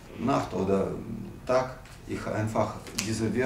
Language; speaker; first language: German; non-native, learner; Russian